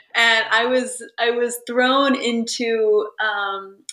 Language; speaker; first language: English; early bilingual, other home language; Italian